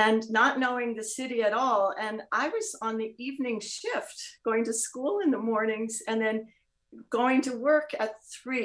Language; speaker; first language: English; native; English